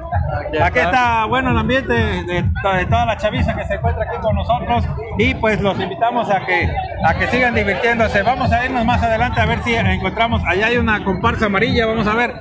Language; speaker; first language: Spanish; native; Spanish